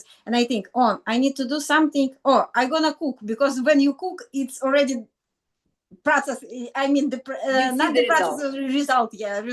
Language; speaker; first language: English; non-native, learner; Russian